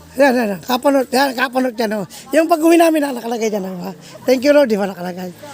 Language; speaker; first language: Filipino; non-native, local second language; Waray